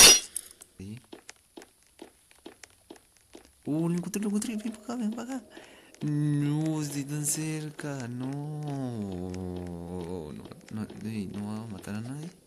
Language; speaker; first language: Spanish; native; Spanish